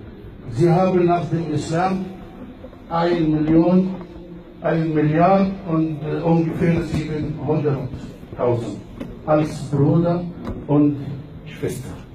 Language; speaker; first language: German; non-native, learner; Arabic